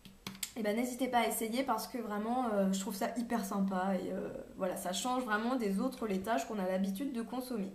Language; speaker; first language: French; native; French